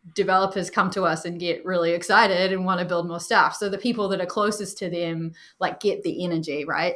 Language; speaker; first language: English; native; English